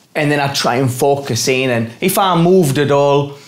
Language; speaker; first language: English; native; English